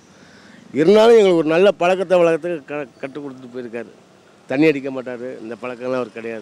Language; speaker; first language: Tamil; native; Tamil